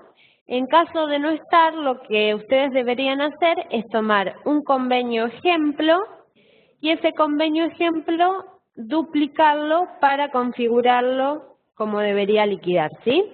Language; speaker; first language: Spanish; native; Spanish